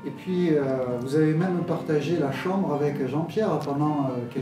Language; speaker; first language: French; native; French